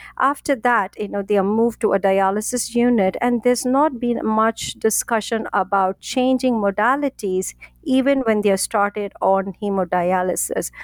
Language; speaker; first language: English; non-native, local second language; Tamil